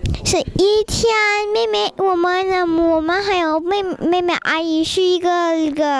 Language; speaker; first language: Chinese; early bilingual, heritage; Chinese